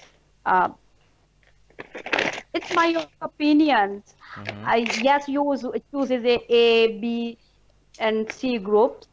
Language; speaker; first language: English; non-native, learner; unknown